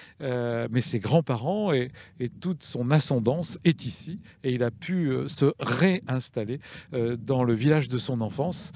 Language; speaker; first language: French; native; French